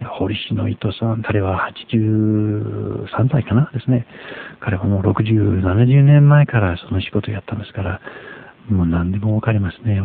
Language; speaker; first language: Japanese; non-native, fluent; English